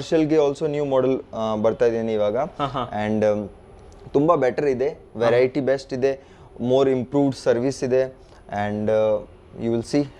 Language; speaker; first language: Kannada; non-native, local second language; Hindi